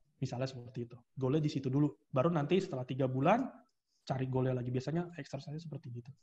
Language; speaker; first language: Indonesian; native; Indonesian